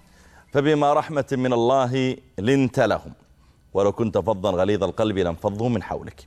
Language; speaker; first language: Arabic; native; Arabic